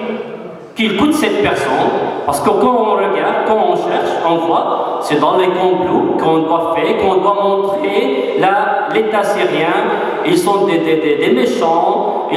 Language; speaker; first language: French; non-native, fluent; Arabic